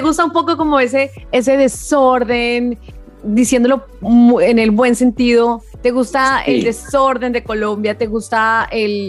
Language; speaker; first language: Spanish; native; Spanish